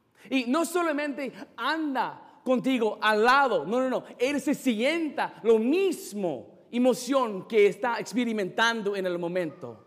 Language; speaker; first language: Spanish; non-native, fluent; English